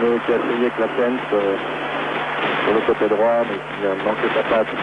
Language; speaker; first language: French; native; French